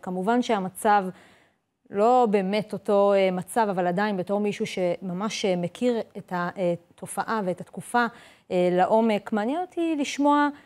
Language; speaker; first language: Hebrew; native; Hebrew